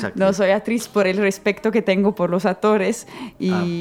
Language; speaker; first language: Spanish; non-native, learner; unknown